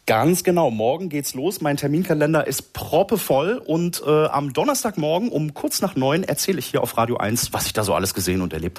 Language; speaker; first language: German; native; German